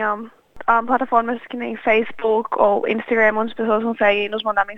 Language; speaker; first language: Portuguese; early bilingual, other home language; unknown